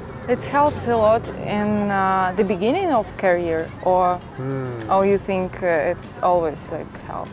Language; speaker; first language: English; non-native, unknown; Russian